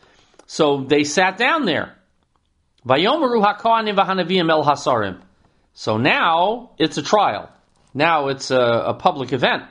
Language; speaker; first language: English; native; English